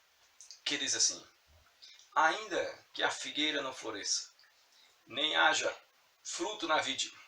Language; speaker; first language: Portuguese; native; Portuguese